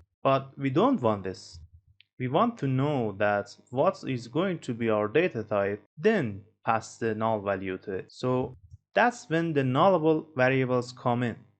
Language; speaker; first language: English; non-native, fluent; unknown